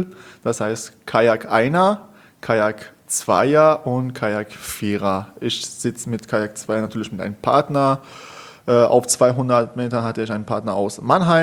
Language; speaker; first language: German; non-native, learner; Persian